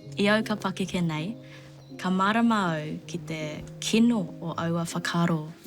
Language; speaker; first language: Māori; non-native, local second language; Chinese